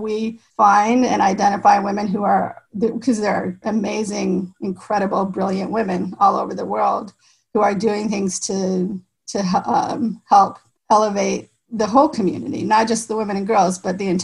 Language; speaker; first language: English; native; English